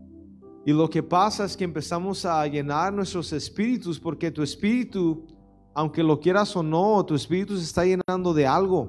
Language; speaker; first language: Spanish; early bilingual, heritage; Spanish